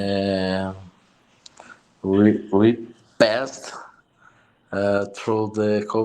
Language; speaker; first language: English; non-native, learner; Portuguese